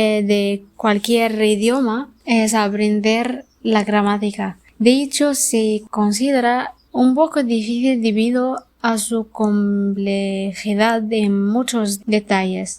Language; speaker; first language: Spanish; non-native, learner; Arabic